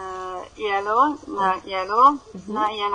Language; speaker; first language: Greek; non-native, learner; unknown